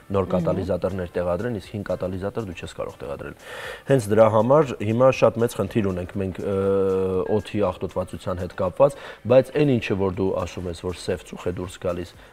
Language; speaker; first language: Armenian; native; Armenian